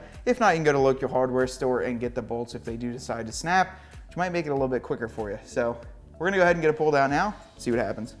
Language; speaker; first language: English; native; English